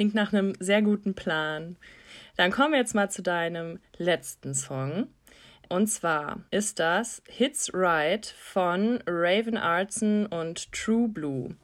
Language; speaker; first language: German; native; German